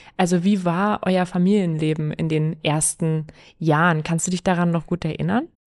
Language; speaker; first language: German; native; German